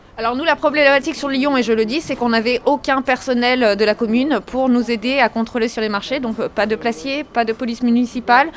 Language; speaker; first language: French; native; French